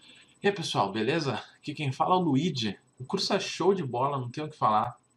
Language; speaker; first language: Portuguese; native; Portuguese